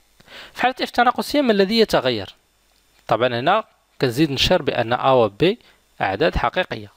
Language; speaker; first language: Arabic; native; Arabic